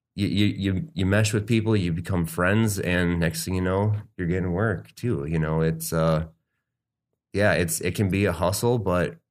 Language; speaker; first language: English; native; English